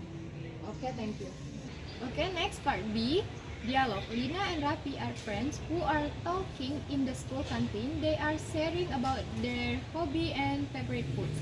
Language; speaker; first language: English; non-native, learner; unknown